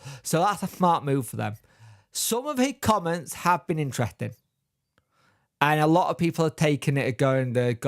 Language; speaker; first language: English; native; English